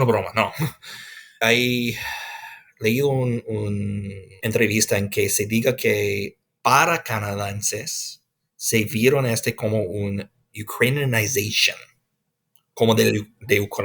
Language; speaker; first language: Spanish; non-native, fluent; English